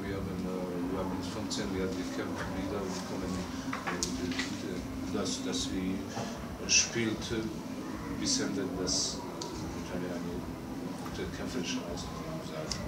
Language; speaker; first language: German; non-native, learner; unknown